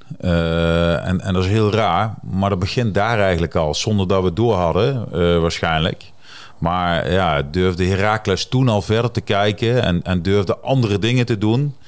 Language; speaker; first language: Dutch; native; Dutch